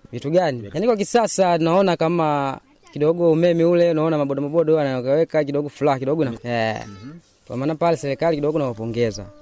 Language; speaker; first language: Swahili; non-native, local second language; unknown